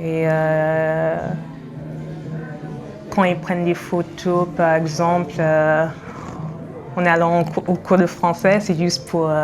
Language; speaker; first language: French; non-native, fluent; English